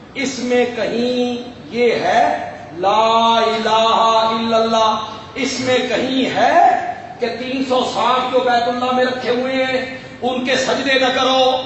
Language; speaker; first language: Urdu; non-native, local second language; Punjabi